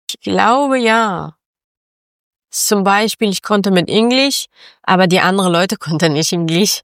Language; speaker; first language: German; non-native, learner; Persian